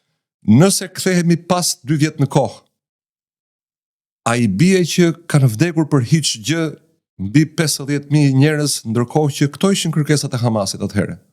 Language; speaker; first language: Albanian; native; Albanian